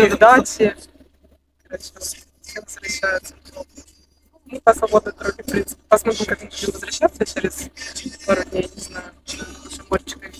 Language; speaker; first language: Russian; native; Russian